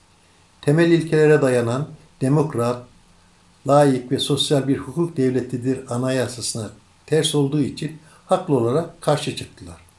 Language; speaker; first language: Turkish; native; Turkish